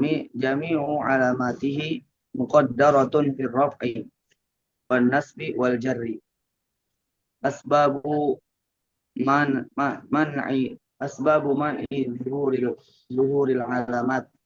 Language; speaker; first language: Arabic; non-native, learner; Indonesian